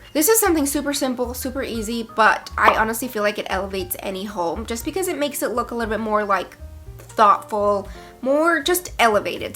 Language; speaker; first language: English; native; English